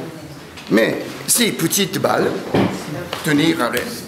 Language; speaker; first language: French; non-native, learner; Japanese